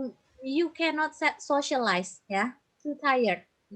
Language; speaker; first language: English; non-native, fluent; Indonesian